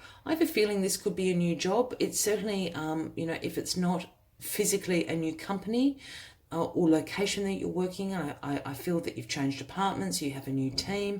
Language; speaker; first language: English; native; English